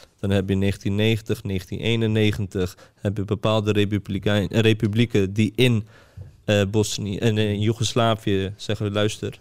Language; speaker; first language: Dutch; early bilingual, other home language; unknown